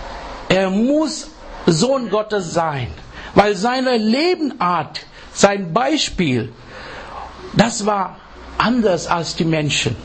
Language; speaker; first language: German; non-native, learner; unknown